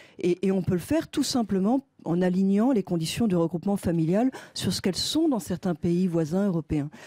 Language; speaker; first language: French; native; French